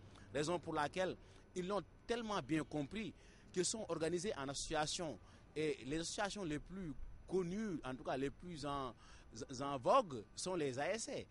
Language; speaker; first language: French; non-native, local second language; Wolof